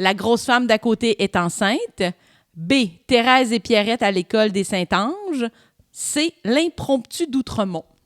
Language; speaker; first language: French; native; French